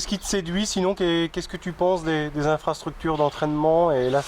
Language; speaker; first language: French; native; French